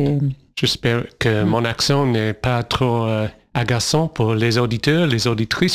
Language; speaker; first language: French; non-native, fluent; English